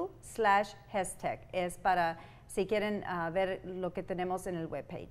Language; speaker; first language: Spanish; early bilingual, heritage; Spanish